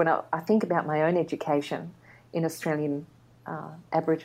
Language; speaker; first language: English; native; English